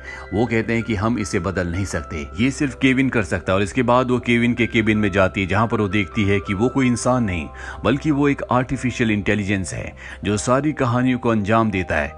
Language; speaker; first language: Hindi; native; Hindi